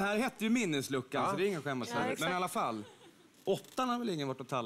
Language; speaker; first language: Swedish; native; Swedish